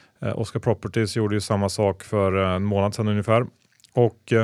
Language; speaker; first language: Swedish; native; Swedish